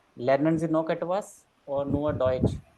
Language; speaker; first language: German; non-native, fluent; Hindi